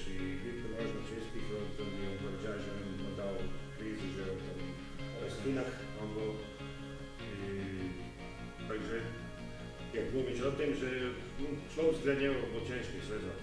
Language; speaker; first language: Polish; non-native, learner; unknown